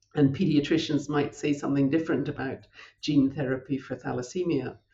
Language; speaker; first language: English; native; English